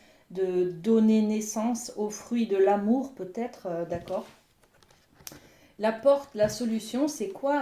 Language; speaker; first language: French; native; French